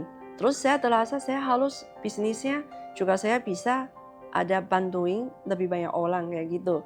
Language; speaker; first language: Indonesian; non-native, learner; Chinese